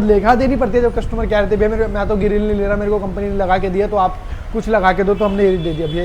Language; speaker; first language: Hindi; native; Hindi